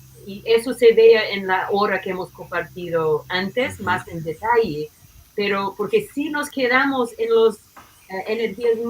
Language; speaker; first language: Spanish; non-native, fluent; English